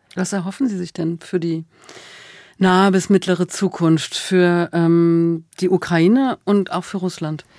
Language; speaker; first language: German; native; German